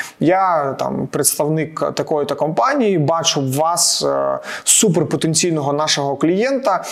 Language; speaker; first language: Ukrainian; non-native, local second language; Russian